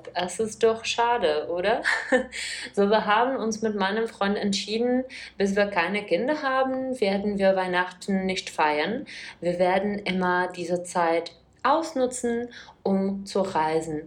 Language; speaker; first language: German; non-native, fluent; Czech